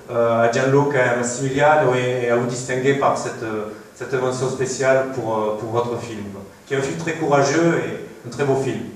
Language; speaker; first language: French; native; French